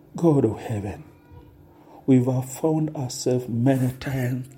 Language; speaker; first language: English; non-native, local second language; Swahili